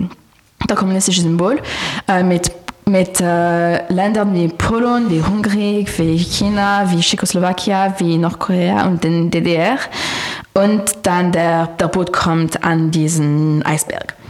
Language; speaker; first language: German; non-native, learner; French